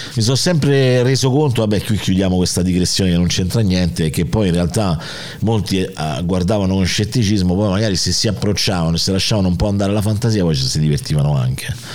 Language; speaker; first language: Italian; native; Italian